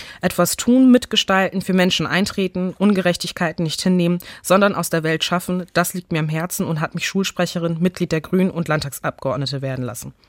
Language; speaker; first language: German; early bilingual, other home language; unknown